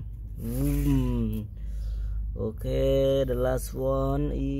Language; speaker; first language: English; non-native, learner; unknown